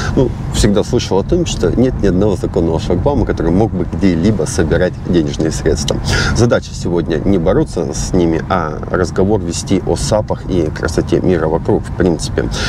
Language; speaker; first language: Russian; native; Russian